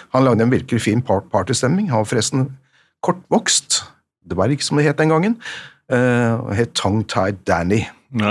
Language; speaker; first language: Norwegian; native; Norwegian